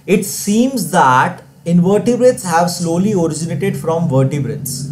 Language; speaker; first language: Hindi; non-native, local second language; Marathi